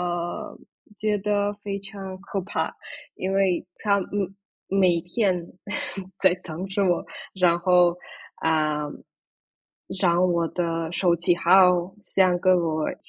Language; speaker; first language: Chinese; non-native, fluent; Russian